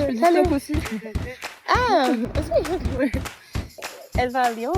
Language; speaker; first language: French; non-native, learner; Portuguese